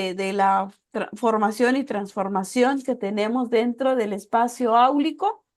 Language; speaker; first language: Spanish; native; Spanish